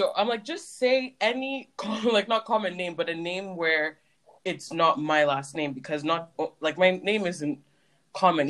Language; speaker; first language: English; native; English